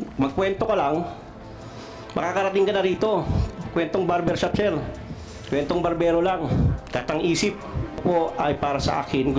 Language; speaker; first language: Filipino; non-native, local second language; Cebuano